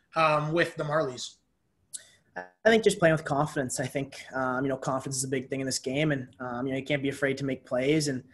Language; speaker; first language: English; native; English